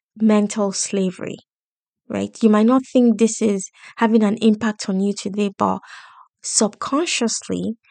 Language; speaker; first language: English; non-native, local second language; Yoruba